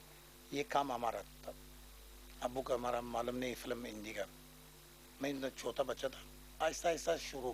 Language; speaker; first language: Hindi; non-native, learner; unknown